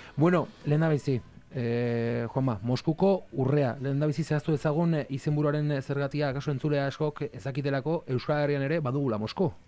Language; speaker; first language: Basque; native; Basque